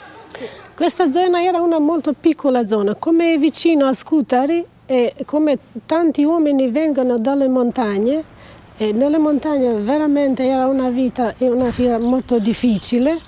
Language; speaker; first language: Italian; non-native, learner; Albanian